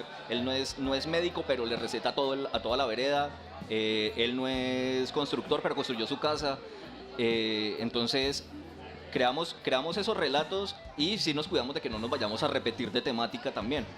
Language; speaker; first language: Spanish; native; Spanish